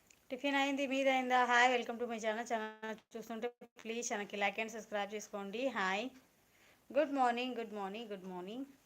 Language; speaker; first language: Telugu; non-native, local second language; Kannada